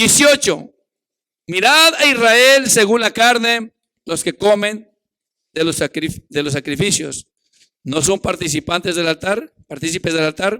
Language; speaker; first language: Spanish; native; Spanish